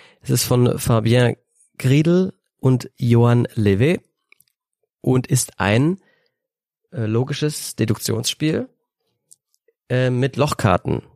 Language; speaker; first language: German; native; German